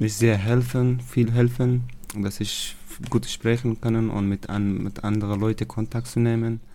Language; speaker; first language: German; non-native, learner; Persian